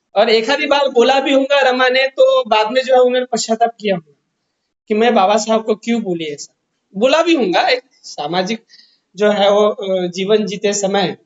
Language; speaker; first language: Hindi; non-native, local second language; Marathi